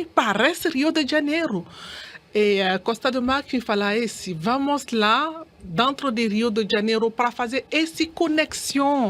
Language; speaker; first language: Portuguese; non-native, learner; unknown